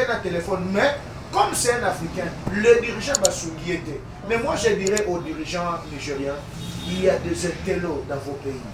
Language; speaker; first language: French; non-native, local second language; Lingala